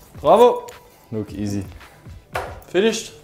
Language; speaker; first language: English; non-native, fluent; Danish